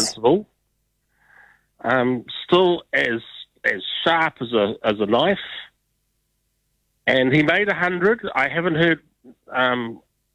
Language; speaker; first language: English; native; English